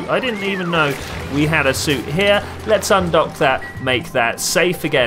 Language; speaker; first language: English; native; English